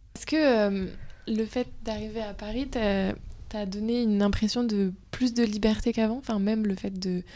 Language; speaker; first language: French; native; French